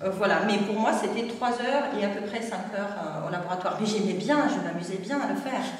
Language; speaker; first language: French; non-native, fluent; Russian